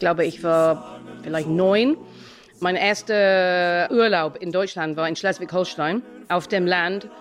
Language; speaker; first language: German; non-native, fluent; English